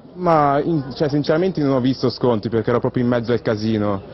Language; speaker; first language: Italian; native; Italian